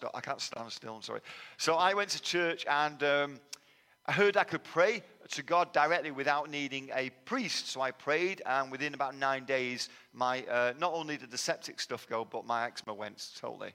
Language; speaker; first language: English; native; English